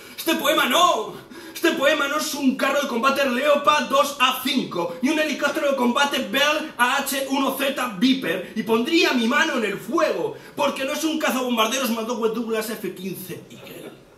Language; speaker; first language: Spanish; native; Spanish